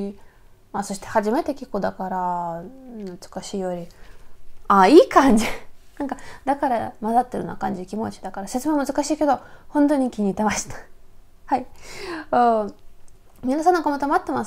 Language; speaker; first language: Japanese; non-native, learner; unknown